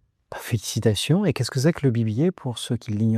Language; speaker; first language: French; native; French